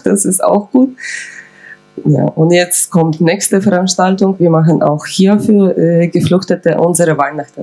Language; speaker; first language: German; non-native, fluent; Ukrainian